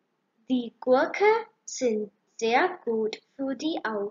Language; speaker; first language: German; non-native, learner; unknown